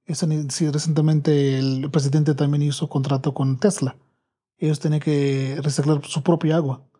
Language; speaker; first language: Spanish; non-native, fluent; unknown